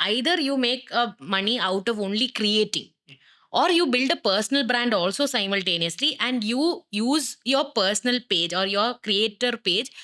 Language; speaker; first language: English; non-native, local second language; Malayalam